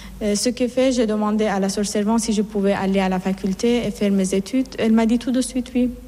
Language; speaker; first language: French; non-native, fluent; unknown